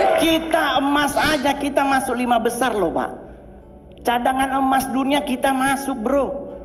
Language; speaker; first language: Indonesian; native; Indonesian